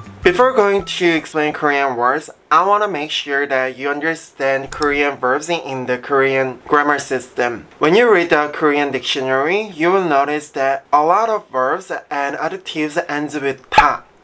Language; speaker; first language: English; non-native, fluent; Korean